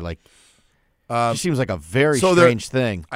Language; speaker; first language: English; native; English